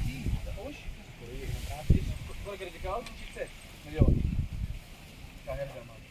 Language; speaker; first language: Czech; non-native, learner; Arabic